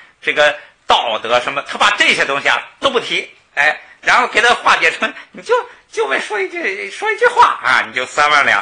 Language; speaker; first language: Chinese; native; Chinese